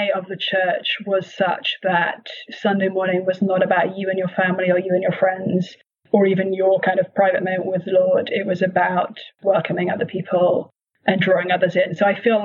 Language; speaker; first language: English; native; English